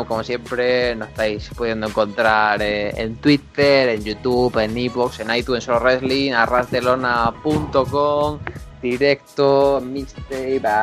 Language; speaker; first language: Spanish; native; Spanish